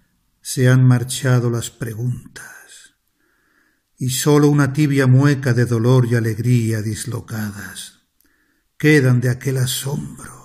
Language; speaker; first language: Spanish; native; Spanish